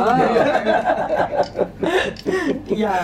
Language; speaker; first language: German; non-native, learner; Italian